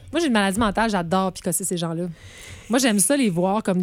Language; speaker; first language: French; native; French